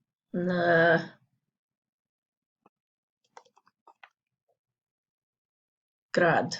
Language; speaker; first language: Albanian; non-native, learner; English